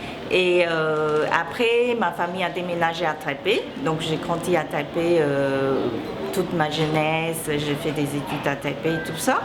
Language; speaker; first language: French; non-native, fluent; Chinese